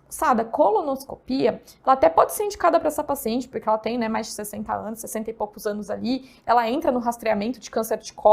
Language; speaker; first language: Portuguese; native; Portuguese